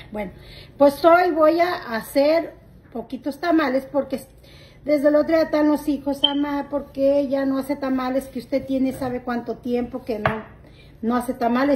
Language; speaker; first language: Spanish; native; Spanish